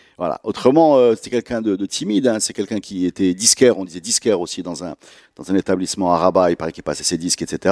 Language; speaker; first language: French; non-native, local second language; Arabic